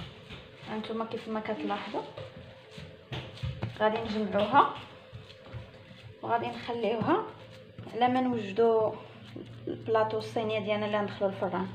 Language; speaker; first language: Arabic; native; Arabic